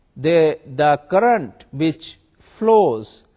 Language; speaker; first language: English; non-native, local second language; Urdu